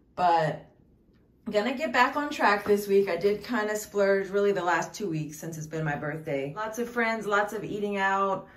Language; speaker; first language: English; native; English